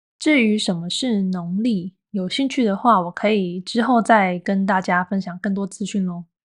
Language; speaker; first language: Chinese; native; Chinese